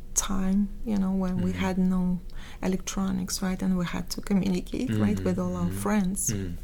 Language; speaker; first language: English; non-native, fluent; Russian